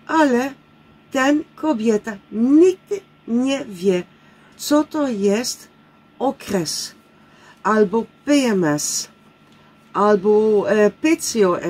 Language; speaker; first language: Polish; non-native, learner; Dutch